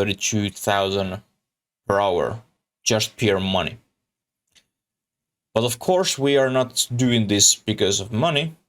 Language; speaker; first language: English; non-native, learner; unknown